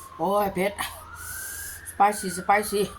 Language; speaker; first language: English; non-native, learner; Thai